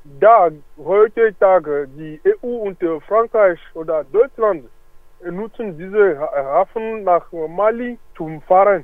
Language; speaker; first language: German; non-native, learner; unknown